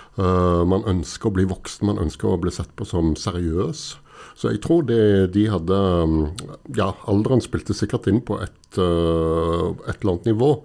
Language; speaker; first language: Norwegian; native; Norwegian